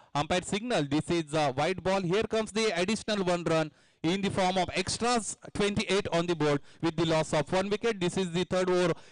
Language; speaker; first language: English; non-native, local second language; Marathi